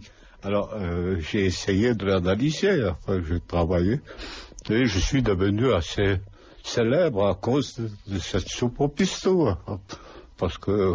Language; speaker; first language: French; non-native, fluent; Lithuanian